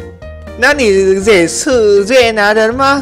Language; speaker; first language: Chinese; non-native, learner; Vietnamese